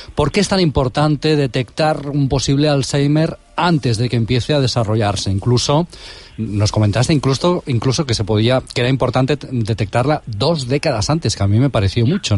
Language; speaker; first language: Spanish; non-native, local second language; Catalan